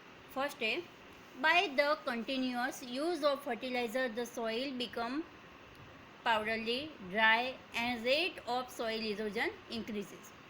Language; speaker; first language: English; non-native, local second language; Hindi